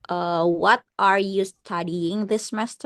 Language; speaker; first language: English; non-native, learner; Indonesian